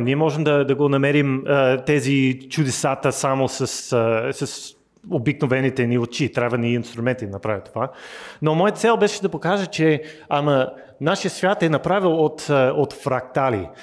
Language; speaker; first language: Bulgarian; non-native, learner; English